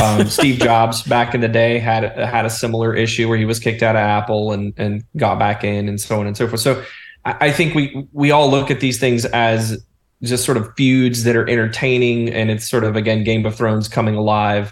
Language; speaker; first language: English; native; English